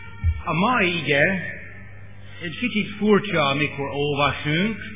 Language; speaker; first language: Hungarian; non-native, learner; English